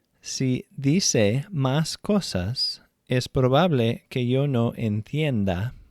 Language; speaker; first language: Spanish; non-native, fluent; English